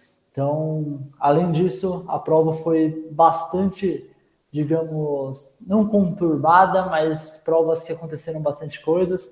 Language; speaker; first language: Portuguese; native; Portuguese